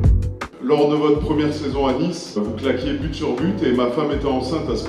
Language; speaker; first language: French; native; French